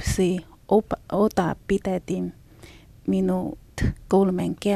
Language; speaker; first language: Finnish; non-native, learner; Chinese